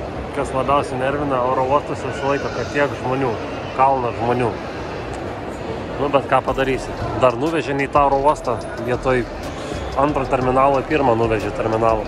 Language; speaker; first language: Lithuanian; native; Lithuanian